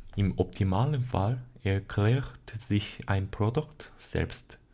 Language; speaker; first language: German; non-native, learner; Korean